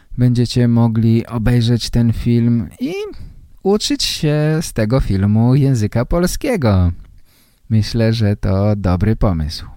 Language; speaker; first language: Polish; native; Polish